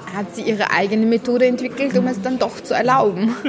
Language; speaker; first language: German; early bilingual, heritage; Arabic